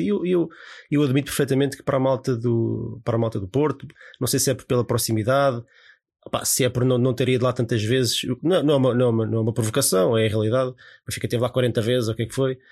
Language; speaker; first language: Portuguese; native; Portuguese